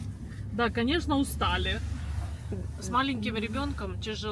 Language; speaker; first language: Russian; native; Russian